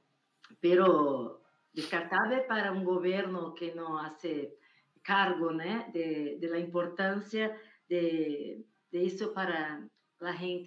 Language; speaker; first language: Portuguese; non-native, fluent; Spanish